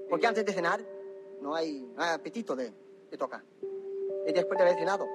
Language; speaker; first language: Spanish; non-native, local second language; Catalan